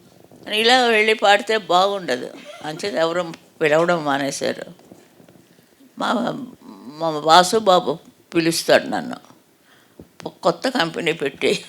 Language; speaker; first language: Telugu; native; Telugu